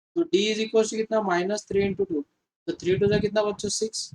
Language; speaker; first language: Hindi; non-native, local second language; Marathi